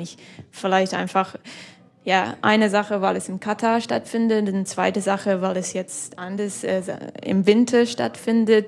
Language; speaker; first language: German; non-native, fluent; English